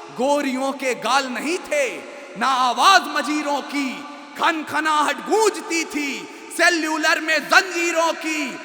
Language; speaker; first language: Hindi; native; Hindi